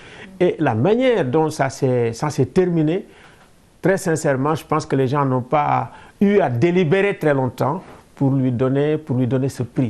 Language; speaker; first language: French; non-native, local second language; Wolof